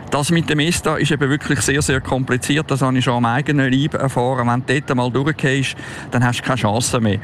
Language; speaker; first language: German; native; German